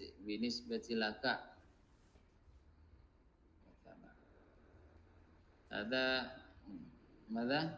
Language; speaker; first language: Arabic; non-native, fluent; Indonesian